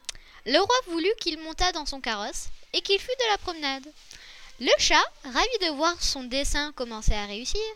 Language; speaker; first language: French; native; French